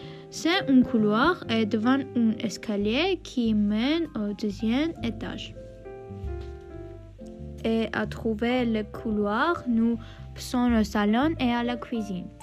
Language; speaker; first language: French; non-native, learner; Armenian